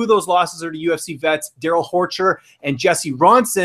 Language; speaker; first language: English; native; English